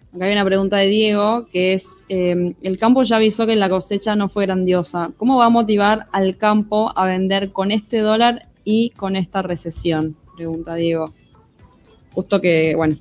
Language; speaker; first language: Spanish; native; Spanish